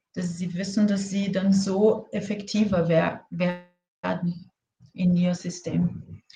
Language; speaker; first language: German; non-native, fluent; Portuguese